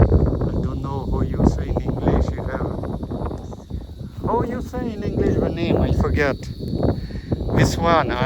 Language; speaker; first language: English; non-native, learner; French